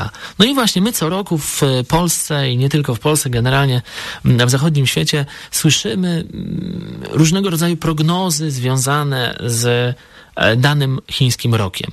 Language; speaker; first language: Polish; native; Polish